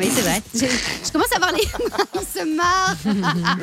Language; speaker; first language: French; native; French